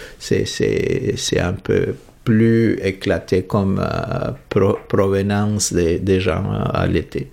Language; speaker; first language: French; non-native, fluent; Spanish